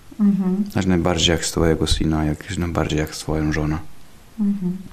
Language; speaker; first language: Polish; non-native, learner; Italian